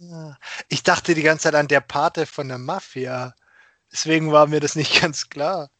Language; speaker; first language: German; native; German